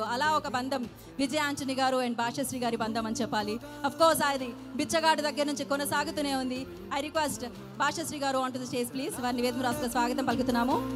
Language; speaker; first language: Telugu; native; Telugu